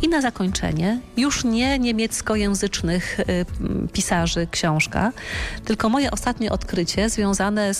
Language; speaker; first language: Polish; native; Polish